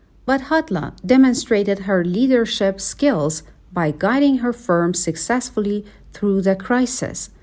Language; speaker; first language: English; non-native, fluent; Persian